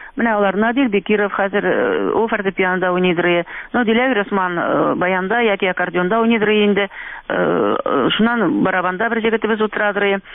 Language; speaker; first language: Tatar; native; Tatar